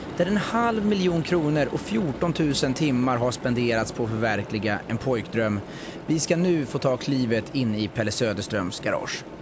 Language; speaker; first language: Swedish; native; Swedish